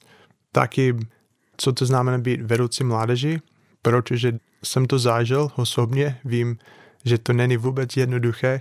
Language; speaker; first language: Czech; non-native, fluent; English